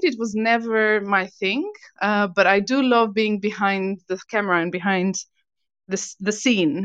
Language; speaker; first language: English; non-native, fluent; Albanian